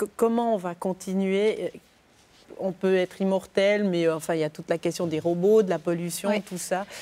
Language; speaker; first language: French; native; French